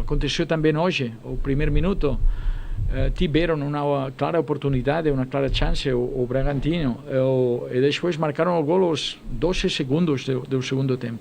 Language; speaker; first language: Portuguese; non-native, fluent; Spanish